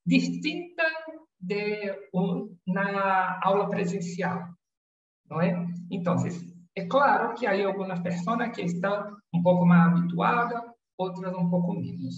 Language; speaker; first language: Spanish; non-native, learner; Portuguese